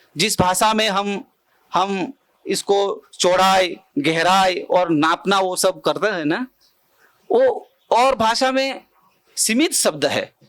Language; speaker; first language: Hindi; non-native, local second language; Bhili